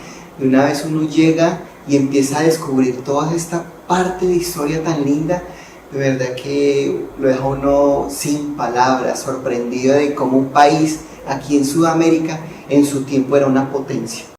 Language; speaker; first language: Spanish; native; Spanish